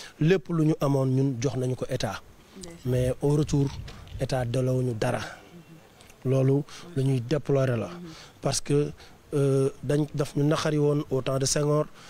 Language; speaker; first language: Wolof; native; Wolof